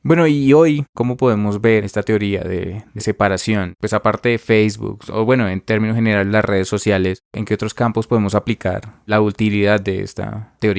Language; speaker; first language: Spanish; native; Spanish